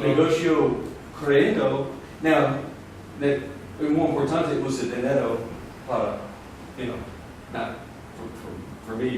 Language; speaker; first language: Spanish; non-native, learner; English